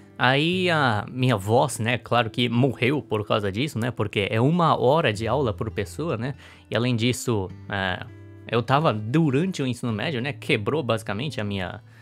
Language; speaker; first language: Portuguese; early bilingual, other home language; Japanese